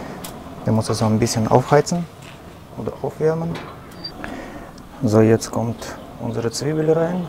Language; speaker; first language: German; non-native, fluent; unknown